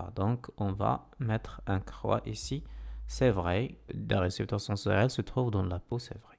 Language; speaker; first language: French; non-native, local second language; Arabic